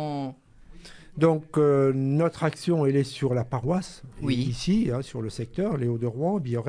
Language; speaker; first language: French; native; French